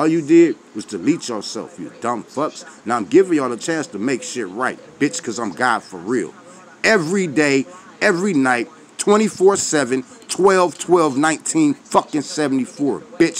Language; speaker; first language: English; native; English